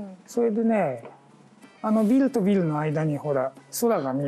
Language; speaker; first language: Japanese; native; Japanese